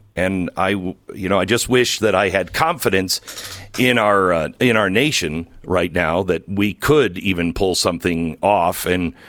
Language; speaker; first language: English; native; English